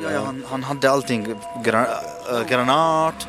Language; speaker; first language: Swedish; non-native, fluent; Arabic